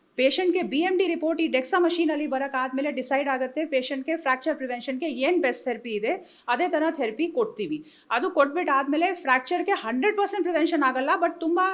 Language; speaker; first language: Kannada; non-native, learner; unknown